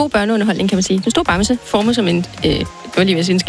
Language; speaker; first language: Danish; native; Danish